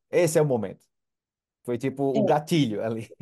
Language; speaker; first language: Portuguese; native; Portuguese